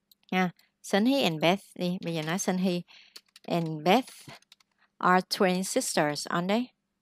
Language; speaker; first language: English; non-native, fluent; Vietnamese